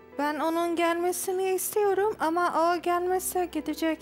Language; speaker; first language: Turkish; non-native, learner; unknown